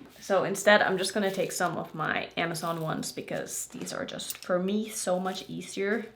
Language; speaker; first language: English; native; English